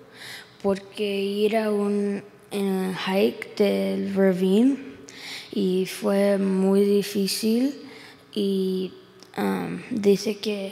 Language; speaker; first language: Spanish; early bilingual, heritage; English